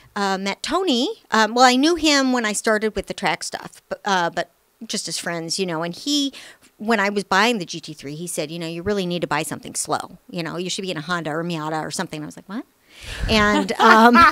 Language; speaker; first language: English; native; English